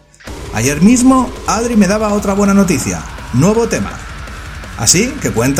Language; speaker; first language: Spanish; native; Spanish